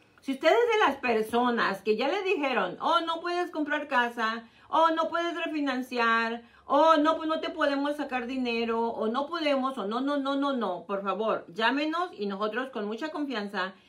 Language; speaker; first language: Spanish; native; Spanish